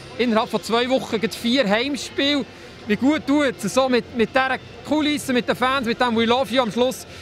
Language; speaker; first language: German; native; German